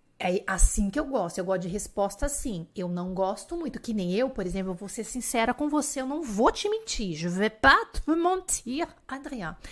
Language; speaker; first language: Portuguese; native; Portuguese